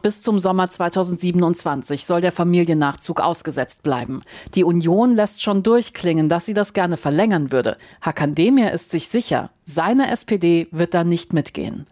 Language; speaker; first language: German; native; German